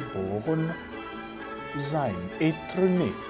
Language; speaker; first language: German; non-native, fluent; Rundi